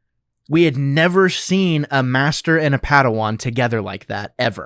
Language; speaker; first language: English; native; English